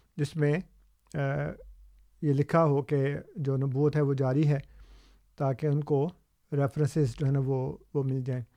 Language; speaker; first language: Urdu; native; Urdu